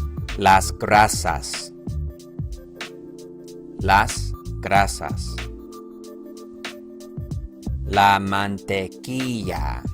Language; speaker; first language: Spanish; non-native, fluent; English